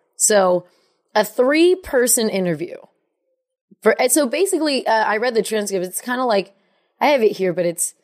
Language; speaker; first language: English; native; English